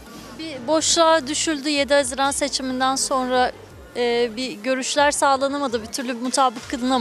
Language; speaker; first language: Turkish; native; Turkish